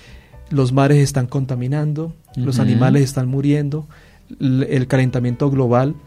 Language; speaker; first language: Spanish; native; Spanish